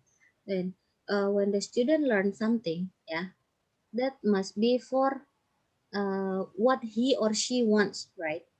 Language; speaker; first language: English; non-native, fluent; Indonesian